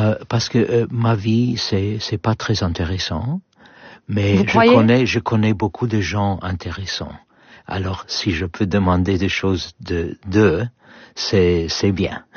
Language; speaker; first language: French; non-native, learner; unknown